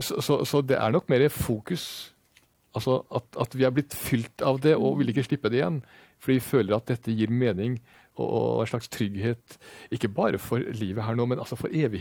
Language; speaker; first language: Norwegian; native; Norwegian